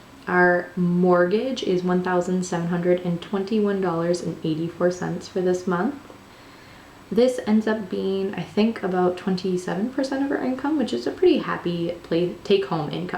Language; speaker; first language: English; native; English